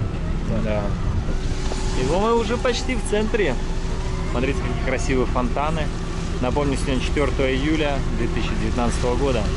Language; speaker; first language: Russian; native; Russian